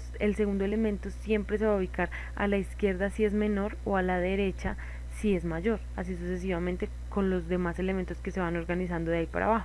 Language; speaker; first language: Spanish; native; Spanish